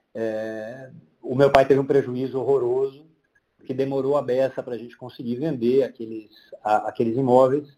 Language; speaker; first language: Portuguese; native; Portuguese